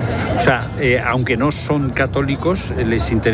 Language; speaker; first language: Spanish; native; Spanish